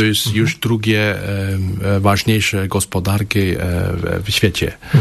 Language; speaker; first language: Polish; non-native, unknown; Chinese